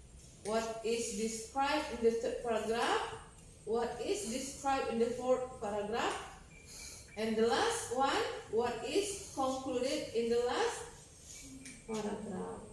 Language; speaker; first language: English; non-native, learner; Indonesian